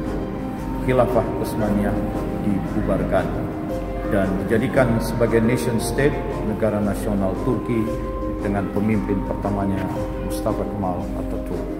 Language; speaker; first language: Indonesian; native; Indonesian